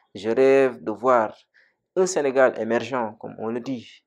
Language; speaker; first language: French; non-native, local second language; Wolof